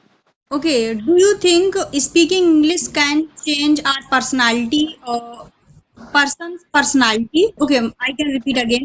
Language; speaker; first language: English; non-native, learner; Hindi